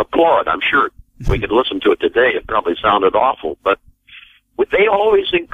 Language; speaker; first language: English; native; English